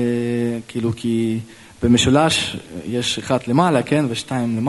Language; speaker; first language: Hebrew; non-native, local second language; Russian